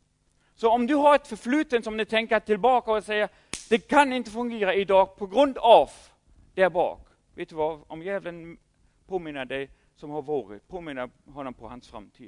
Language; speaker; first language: Swedish; non-native, fluent; German